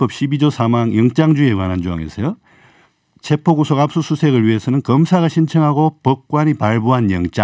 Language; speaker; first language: Korean; native; Korean